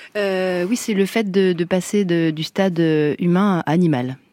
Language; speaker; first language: French; early bilingual, other home language; Vietnamese